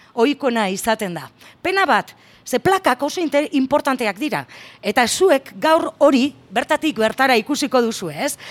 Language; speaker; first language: Basque; native; Basque